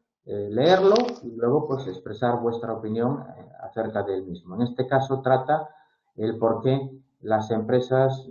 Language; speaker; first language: Spanish; native; Spanish